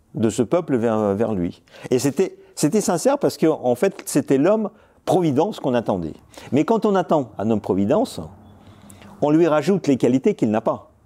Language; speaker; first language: French; non-native, fluent; Russian